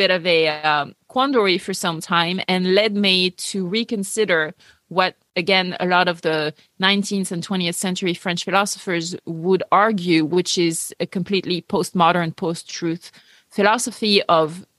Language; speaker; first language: English; non-native, fluent; French